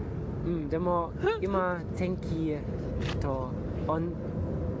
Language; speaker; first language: Japanese; non-native, learner; German